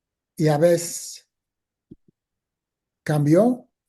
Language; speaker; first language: Spanish; non-native, fluent; English